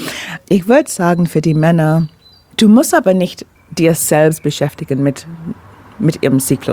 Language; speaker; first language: German; non-native, fluent; English